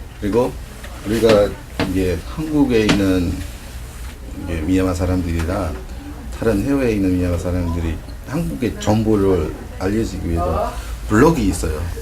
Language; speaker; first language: Korean; non-native, fluent; Burmese